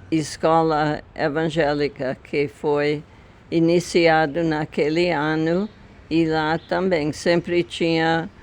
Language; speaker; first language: Portuguese; non-native, fluent; English